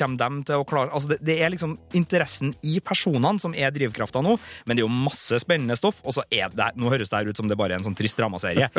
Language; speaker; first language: Norwegian; native; Norwegian